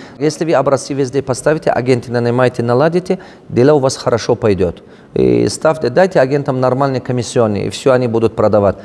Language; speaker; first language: Russian; non-native, local second language; Tajik